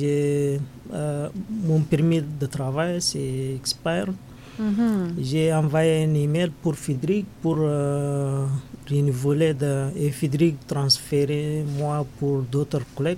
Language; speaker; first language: French; non-native, learner; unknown